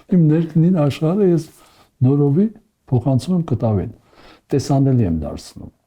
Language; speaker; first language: Armenian; early bilingual, heritage; Armenian